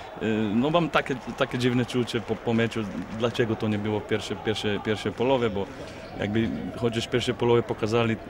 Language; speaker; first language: Polish; non-native, fluent; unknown